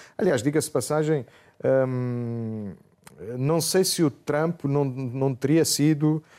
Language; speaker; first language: Portuguese; non-native, fluent; Italian